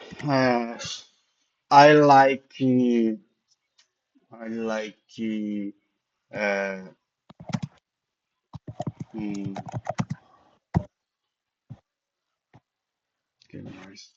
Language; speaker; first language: English; non-native, learner; Portuguese